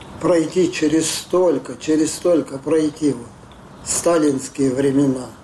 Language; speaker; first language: Russian; native; Russian